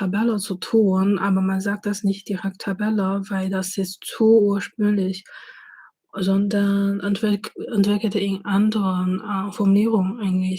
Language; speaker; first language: German; non-native, fluent; Chinese